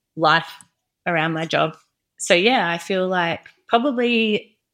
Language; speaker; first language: English; native; English